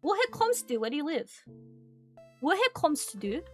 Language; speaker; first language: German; non-native, learner; English